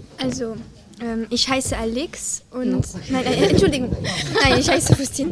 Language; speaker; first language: German; non-native, learner; French